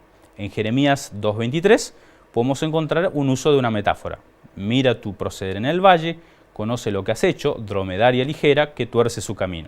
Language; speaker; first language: Spanish; native; Spanish